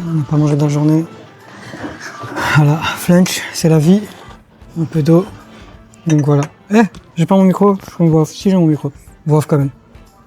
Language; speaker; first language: French; native; French